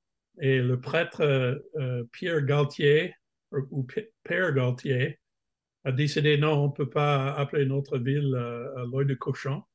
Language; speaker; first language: French; non-native, fluent; English